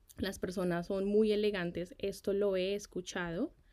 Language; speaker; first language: Spanish; native; Spanish